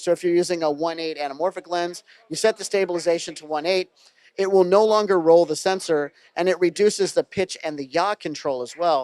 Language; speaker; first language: English; native; English